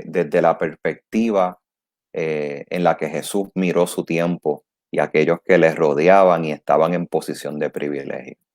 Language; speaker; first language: Spanish; native; Spanish